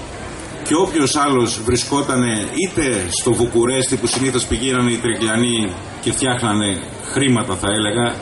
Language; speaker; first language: Greek; native; Greek